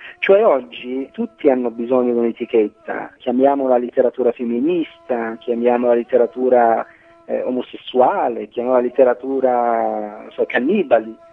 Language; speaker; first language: Italian; non-native, fluent; Arabic